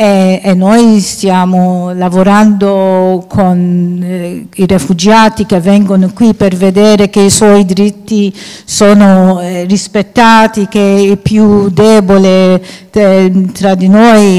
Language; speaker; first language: Italian; non-native, fluent; Maltese